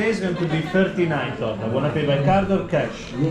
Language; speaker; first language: English; non-native, learner; Italian